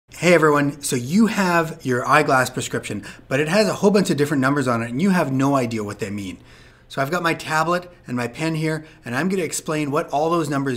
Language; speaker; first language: English; native; English